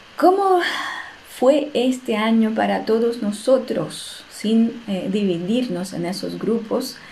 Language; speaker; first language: Spanish; non-native, fluent; Russian